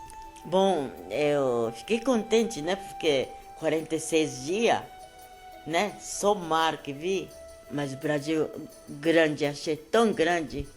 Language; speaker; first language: Portuguese; non-native, learner; Japanese